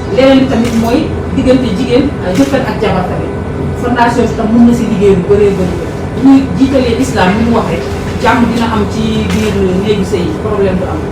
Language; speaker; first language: Wolof; non-native, local second language; Fula